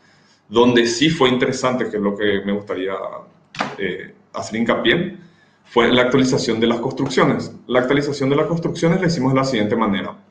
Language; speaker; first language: Spanish; native; Spanish